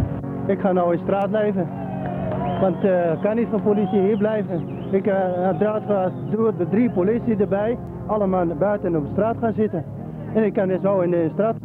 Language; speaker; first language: Dutch; non-native, learner; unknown